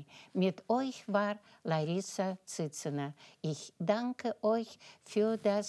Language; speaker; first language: German; non-native, fluent; Russian